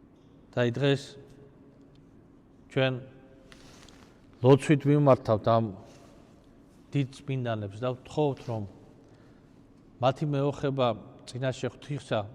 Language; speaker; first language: Georgian; native; Georgian